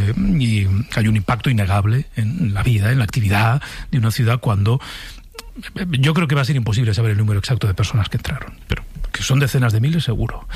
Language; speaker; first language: Spanish; native; Spanish